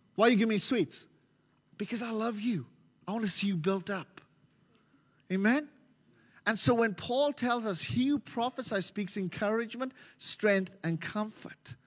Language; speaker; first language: English; native; English